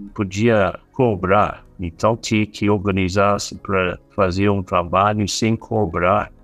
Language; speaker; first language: Portuguese; non-native, fluent; English